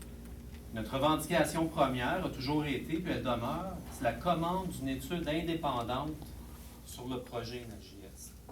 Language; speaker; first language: French; native; French